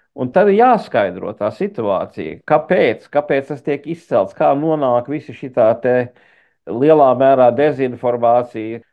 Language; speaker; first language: Latvian; early bilingual, heritage; Latvian